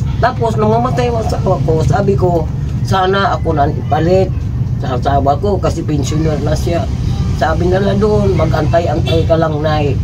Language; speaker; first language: Filipino; non-native, local second language; Waray